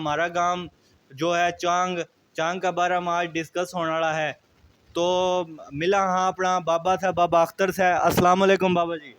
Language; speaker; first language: Hindi; native; Hindi